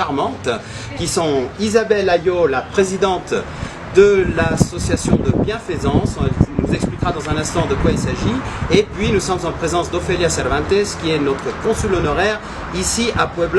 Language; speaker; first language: French; native; French